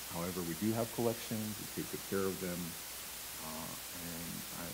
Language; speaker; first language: English; native; English